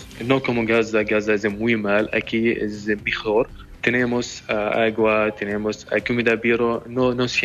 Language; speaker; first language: Spanish; non-native, learner; Arabic